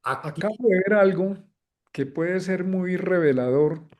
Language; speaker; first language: Spanish; native; Spanish